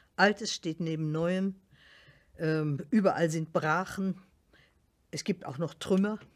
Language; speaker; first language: German; native; German